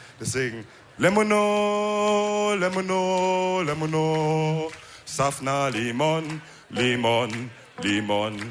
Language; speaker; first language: German; early bilingual, other home language; Wolof